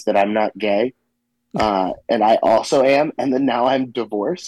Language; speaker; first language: English; native; English